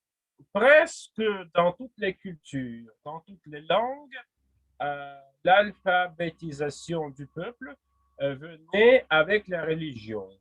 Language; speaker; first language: French; non-native, fluent; Russian